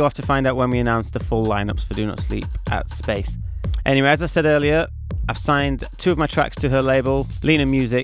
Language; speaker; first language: English; native; English